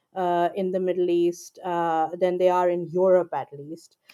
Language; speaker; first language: English; non-native, local second language; Urdu